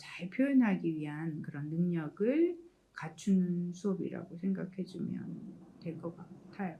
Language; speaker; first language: Korean; native; Korean